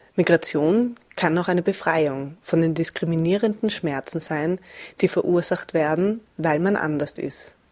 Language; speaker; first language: German; native; German